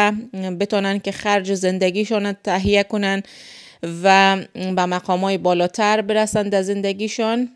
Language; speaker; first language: Persian; native; Persian